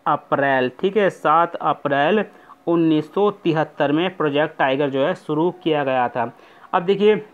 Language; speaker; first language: Hindi; native; Hindi